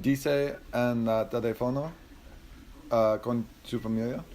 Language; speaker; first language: Spanish; non-native, learner; English